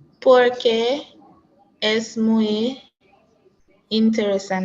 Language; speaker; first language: Spanish; non-native, learner; English